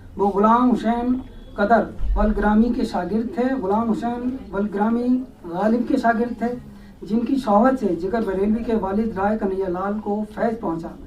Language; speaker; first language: Urdu; non-native, local second language; Hindi